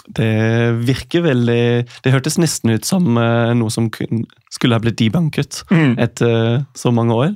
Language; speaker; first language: Norwegian; non-native, fluent; German